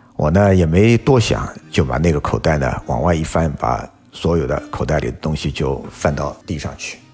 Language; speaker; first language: Chinese; native; Chinese